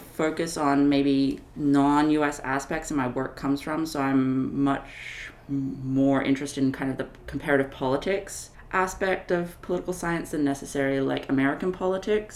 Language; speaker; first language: English; native; English